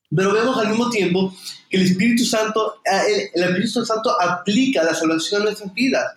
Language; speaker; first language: Spanish; native; Spanish